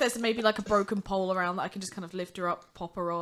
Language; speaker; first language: English; native; English